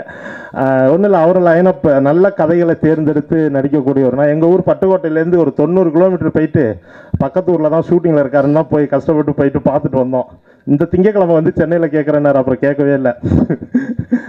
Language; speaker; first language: Tamil; native; Tamil